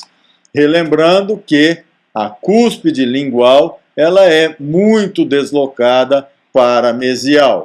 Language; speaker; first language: Portuguese; native; Portuguese